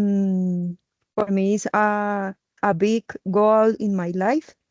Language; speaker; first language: English; non-native, learner; Spanish